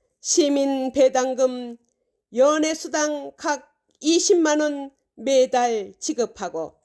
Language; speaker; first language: Korean; native; Korean